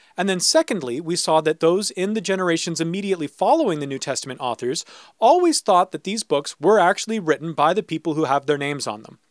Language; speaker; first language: English; native; English